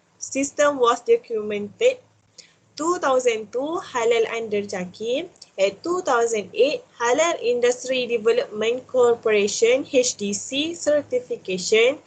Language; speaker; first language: English; non-native, local second language; Malay